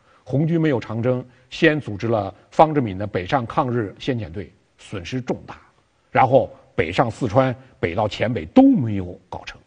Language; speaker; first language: Chinese; native; Chinese